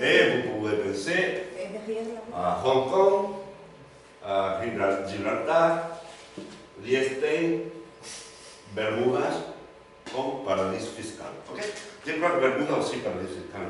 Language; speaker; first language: French; non-native, learner; Spanish